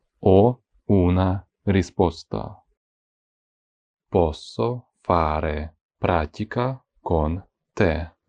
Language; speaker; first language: Italian; non-native, fluent; Ukrainian